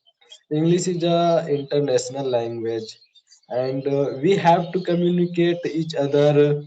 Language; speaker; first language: English; non-native, learner; Hindi